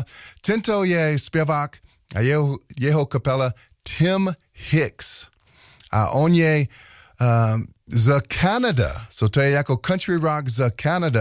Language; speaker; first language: Czech; non-native, learner; English